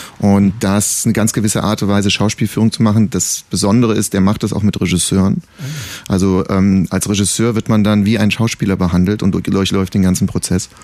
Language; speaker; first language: German; native; German